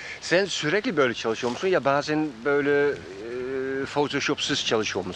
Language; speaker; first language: Turkish; non-native, fluent; Dutch